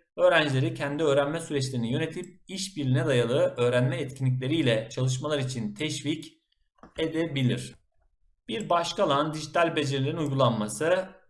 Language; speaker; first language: Turkish; native; Turkish